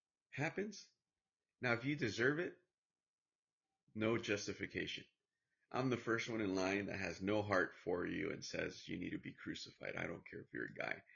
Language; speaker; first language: English; early bilingual, other home language; Spanish